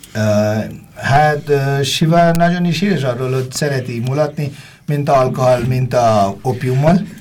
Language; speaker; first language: Hungarian; non-native, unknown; Bangla